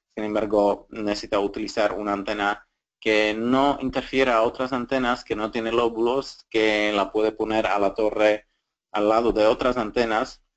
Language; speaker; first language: Spanish; non-native, fluent; Slovak